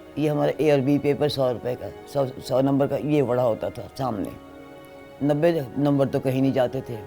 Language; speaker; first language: Urdu; native; Urdu